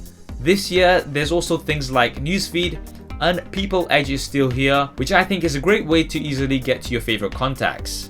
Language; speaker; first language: English; native; English